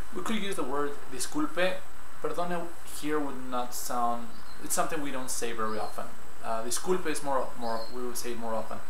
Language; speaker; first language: English; non-native, fluent; Spanish